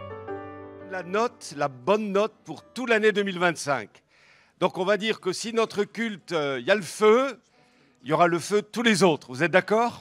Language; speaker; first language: French; native; French